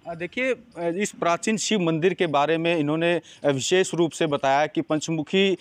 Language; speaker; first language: Hindi; native; Hindi